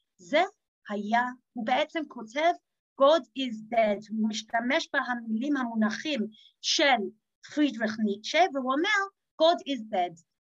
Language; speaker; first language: Hebrew; non-native, fluent; English